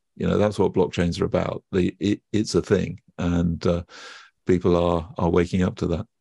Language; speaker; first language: English; native; English